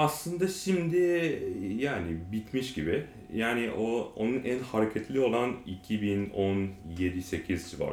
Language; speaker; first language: Turkish; non-native, learner; Japanese